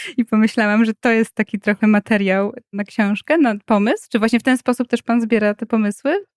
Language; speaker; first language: Polish; native; Polish